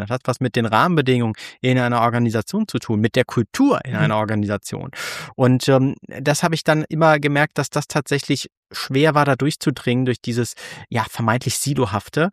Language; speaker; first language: German; native; German